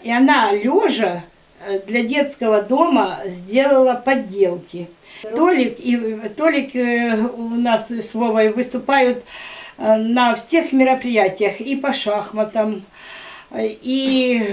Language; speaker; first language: Russian; native; Russian